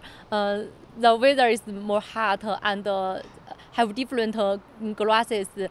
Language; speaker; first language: English; non-native, learner; Chinese